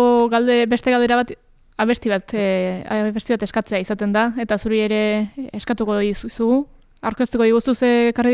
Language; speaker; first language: Basque; native; Basque